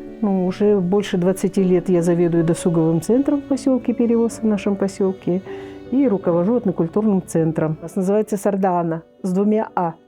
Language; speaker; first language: Russian; native; Russian